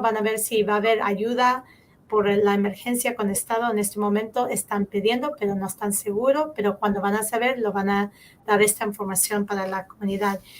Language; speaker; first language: Spanish; early bilingual, heritage; Spanish